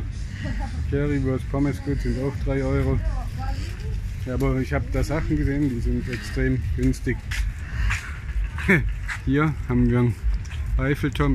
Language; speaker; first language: German; native; German